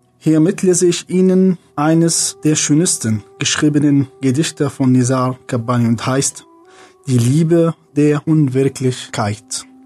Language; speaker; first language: German; non-native, fluent; Arabic